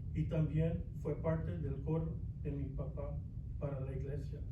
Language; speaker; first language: Spanish; early bilingual, other home language; English